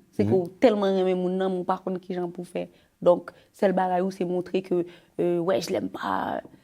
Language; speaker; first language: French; non-native, local second language; Haitian Creole